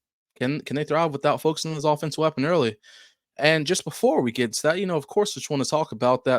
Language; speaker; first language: English; native; English